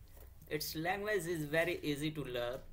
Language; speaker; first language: English; non-native, learner; Hindi